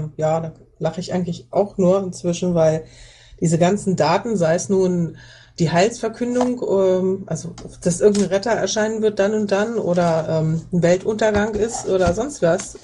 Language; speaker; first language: German; native; German